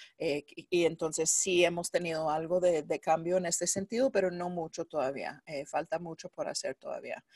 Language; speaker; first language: Spanish; non-native, fluent; English